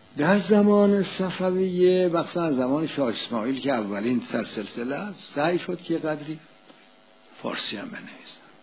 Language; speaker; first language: Persian; native; Persian